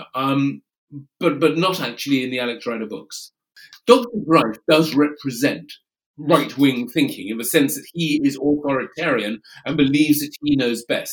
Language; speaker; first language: English; native; English